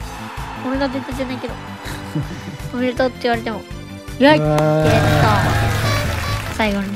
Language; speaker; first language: Japanese; native; Japanese